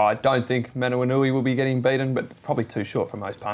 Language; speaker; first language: English; native; English